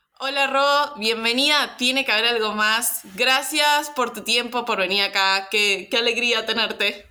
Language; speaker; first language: Spanish; native; Spanish